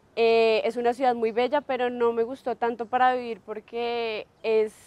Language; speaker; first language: Spanish; native; Spanish